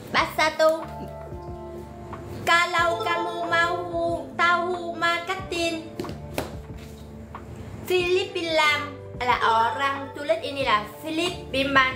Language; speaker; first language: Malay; non-native, learner; Vietnamese